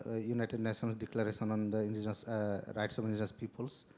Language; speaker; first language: English; non-native, local second language; Kok Borok